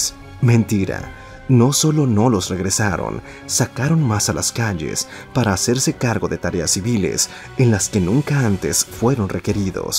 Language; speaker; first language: Spanish; native; Spanish